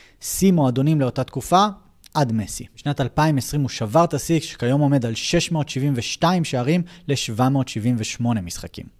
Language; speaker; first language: Hebrew; native; Hebrew